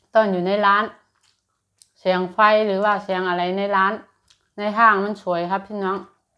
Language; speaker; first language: Thai; native; Thai